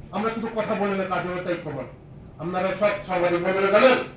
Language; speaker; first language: Bangla; native; Bangla